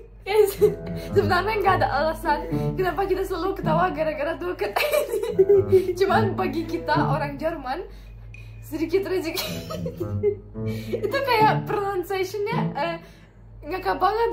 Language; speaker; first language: Indonesian; early bilingual, other home language; Russian